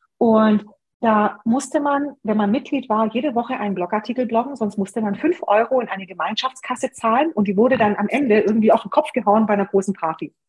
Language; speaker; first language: German; early bilingual, other home language; Hungarian